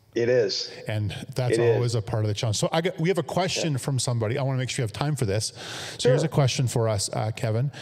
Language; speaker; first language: English; native; English